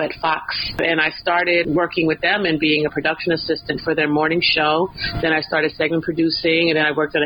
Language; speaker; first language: English; native; English